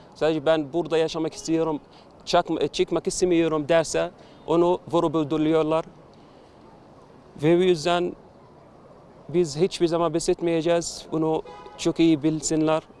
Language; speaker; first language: Turkish; non-native, fluent; Arabic